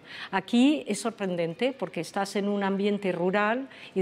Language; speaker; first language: Spanish; non-native, fluent; French